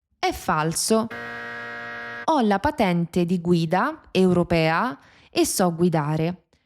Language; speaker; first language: Italian; native; Italian